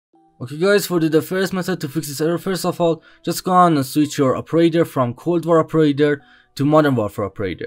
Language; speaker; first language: English; non-native, learner; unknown